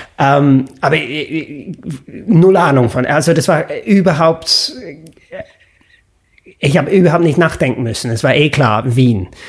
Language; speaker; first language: German; non-native, fluent; English